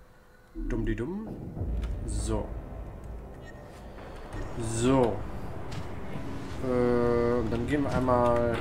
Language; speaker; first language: German; native; German